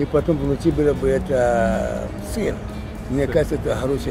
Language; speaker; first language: Russian; non-native, learner; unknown